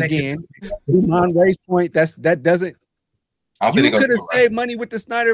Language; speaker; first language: English; native; English